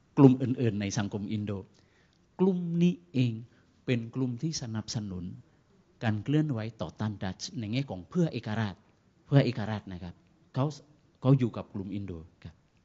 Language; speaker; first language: Thai; non-native, fluent; Indonesian